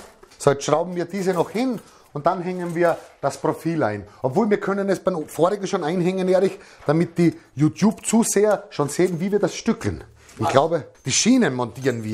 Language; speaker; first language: German; native; German